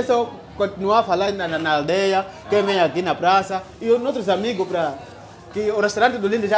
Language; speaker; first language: Portuguese; non-native, fluent; Vietnamese